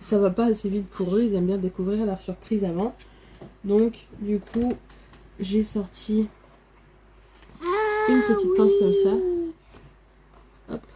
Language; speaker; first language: French; native; French